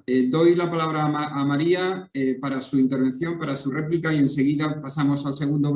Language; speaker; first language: Spanish; native; Spanish